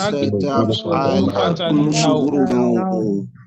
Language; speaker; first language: Arabic; non-native, learner; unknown